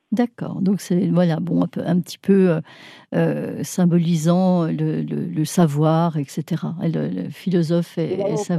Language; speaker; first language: French; native; French